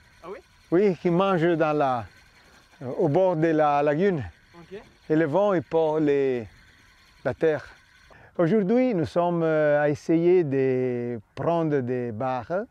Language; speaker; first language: French; non-native, fluent; Italian